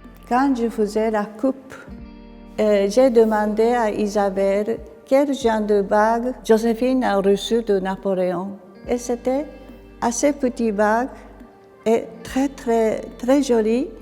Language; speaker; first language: French; non-native, fluent; Japanese